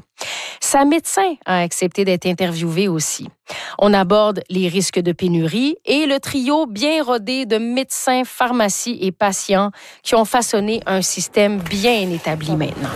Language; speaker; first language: French; native; French